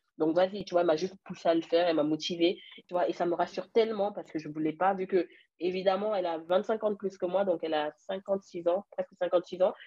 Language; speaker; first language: French; early bilingual, other home language; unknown